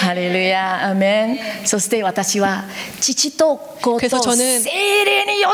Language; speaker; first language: Japanese; non-native, learner; Korean